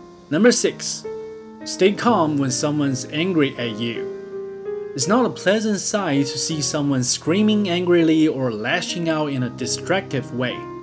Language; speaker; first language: English; non-native, fluent; Chinese